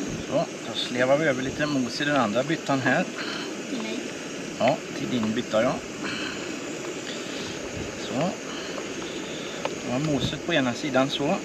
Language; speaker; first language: Swedish; native; Swedish